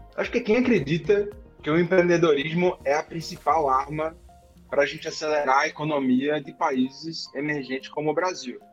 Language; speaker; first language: Portuguese; native; Portuguese